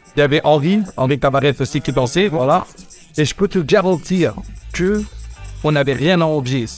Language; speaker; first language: French; native; French